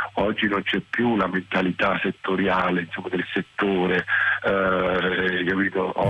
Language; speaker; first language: Italian; native; Italian